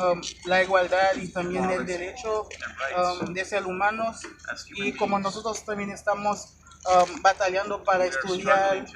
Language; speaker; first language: Spanish; non-native, fluent; Haitian Creole